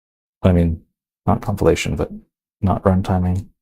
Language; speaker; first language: English; native; English